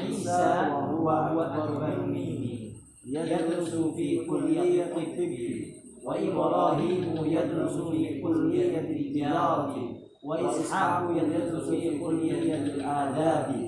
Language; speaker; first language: Arabic; non-native, learner; Indonesian